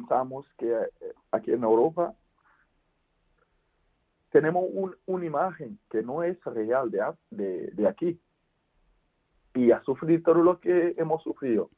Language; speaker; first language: Spanish; non-native, fluent; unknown